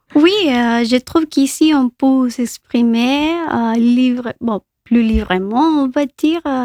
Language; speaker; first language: French; non-native, fluent; Spanish